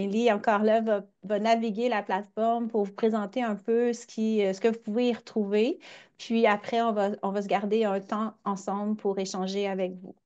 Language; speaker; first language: French; native; French